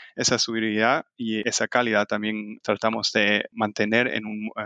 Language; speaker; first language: Spanish; non-native, fluent; German